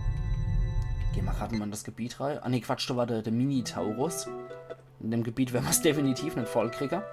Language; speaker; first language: German; native; German